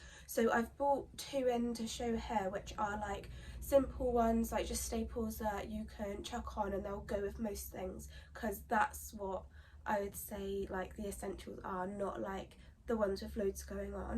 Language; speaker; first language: English; native; English